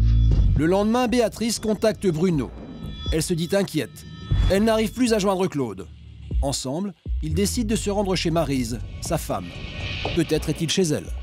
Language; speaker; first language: French; native; French